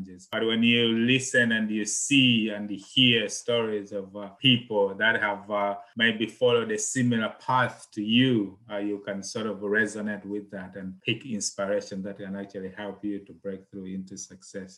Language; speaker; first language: English; non-native, local second language; Nyanja